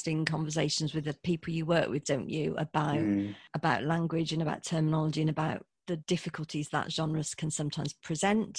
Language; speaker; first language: English; native; English